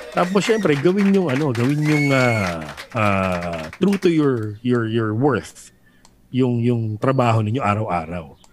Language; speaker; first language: Filipino; native; Filipino